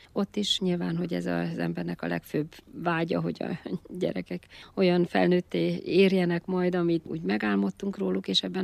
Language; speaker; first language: Hungarian; native; Hungarian